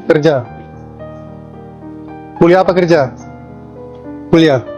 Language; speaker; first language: Indonesian; non-native, learner; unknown